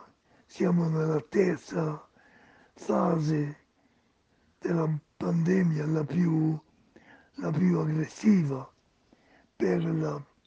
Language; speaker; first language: Italian; non-native, fluent; Spanish